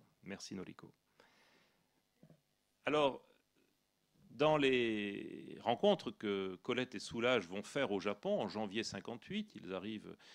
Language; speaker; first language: French; native; French